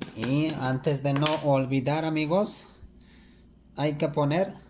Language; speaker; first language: Spanish; non-native, learner; Turkish